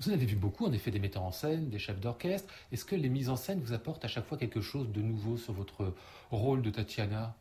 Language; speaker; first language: French; native; French